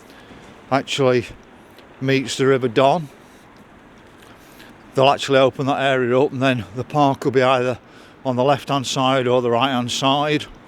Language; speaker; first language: English; native; English